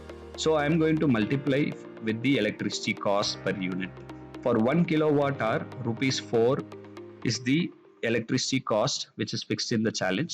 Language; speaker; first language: English; non-native, local second language; Tamil